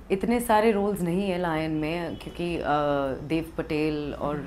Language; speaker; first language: Hindi; early bilingual, other home language; English